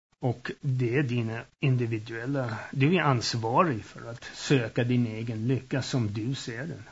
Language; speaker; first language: Swedish; early bilingual, heritage; Swedish